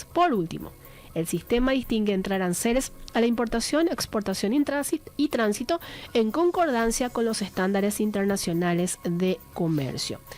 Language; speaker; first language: Spanish; native; Spanish